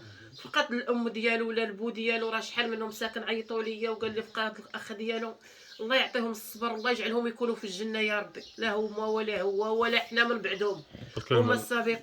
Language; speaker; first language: Arabic; native; Arabic